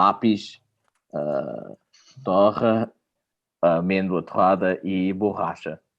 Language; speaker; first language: Portuguese; early bilingual, heritage; Portuguese